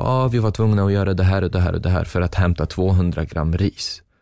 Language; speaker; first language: Swedish; non-native, fluent; Arabic